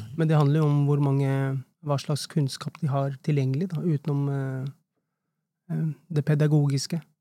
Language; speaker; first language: Norwegian; early bilingual, other home language; Urdu